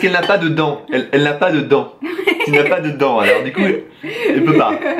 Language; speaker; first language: French; native; French